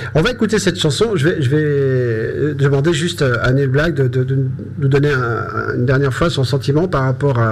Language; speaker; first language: French; native; French